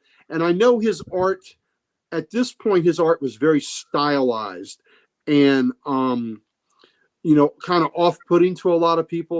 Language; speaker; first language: English; native; English